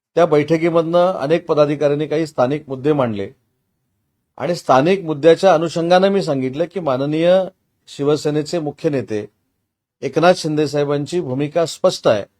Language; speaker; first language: Marathi; native; Marathi